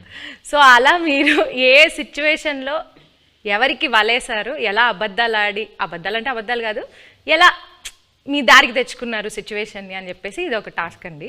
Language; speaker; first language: Telugu; native; Telugu